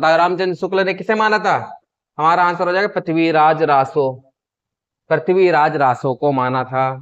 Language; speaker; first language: Hindi; native; Hindi